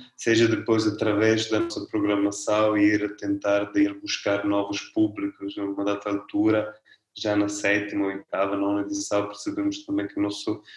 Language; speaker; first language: Portuguese; non-native, fluent; Italian